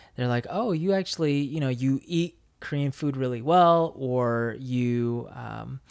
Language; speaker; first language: English; native; English